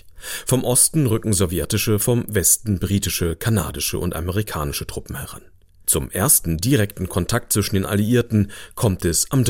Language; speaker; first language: German; native; German